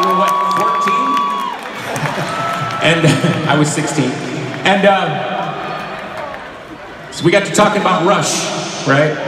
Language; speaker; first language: English; native; English